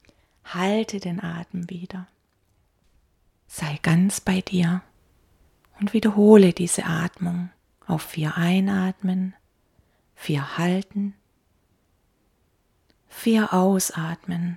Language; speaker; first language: German; native; German